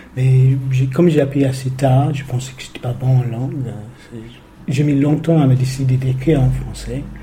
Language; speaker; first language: French; non-native, fluent; English